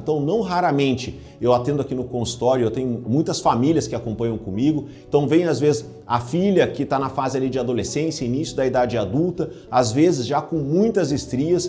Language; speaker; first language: Portuguese; native; Portuguese